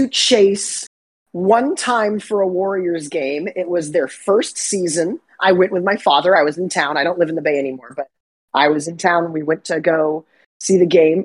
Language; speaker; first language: English; native; English